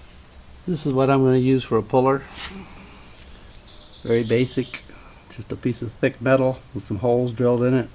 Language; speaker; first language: English; native; English